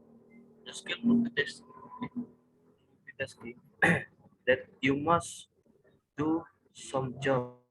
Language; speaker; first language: English; non-native, learner; Indonesian